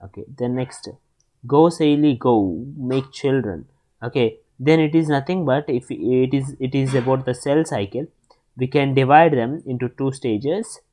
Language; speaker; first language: English; non-native, local second language; Telugu